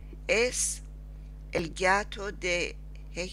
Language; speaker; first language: Spanish; non-native, learner; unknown